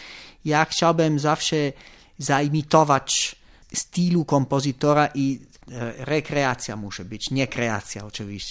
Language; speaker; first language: Polish; non-native, fluent; Italian